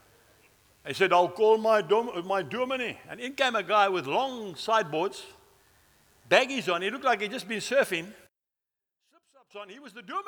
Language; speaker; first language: English; native; English